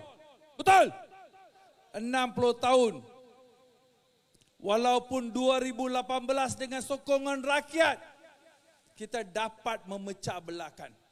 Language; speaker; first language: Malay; non-native, local second language; Tamil